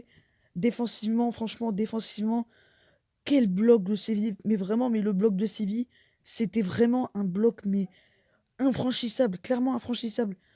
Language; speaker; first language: French; native; French